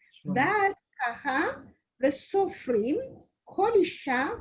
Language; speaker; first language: Hebrew; non-native, learner; Amharic